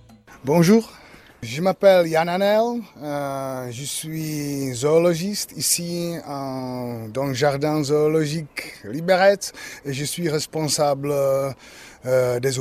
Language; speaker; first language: French; non-native, learner; Czech